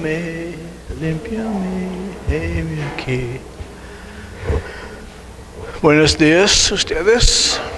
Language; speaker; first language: Spanish; non-native, learner; English